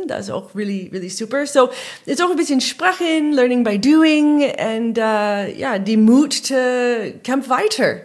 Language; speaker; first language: German; non-native, learner; English